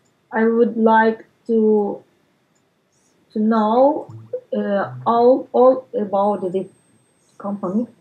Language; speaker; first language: English; non-native, learner; Russian